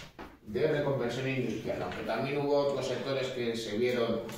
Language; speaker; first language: Spanish; native; Spanish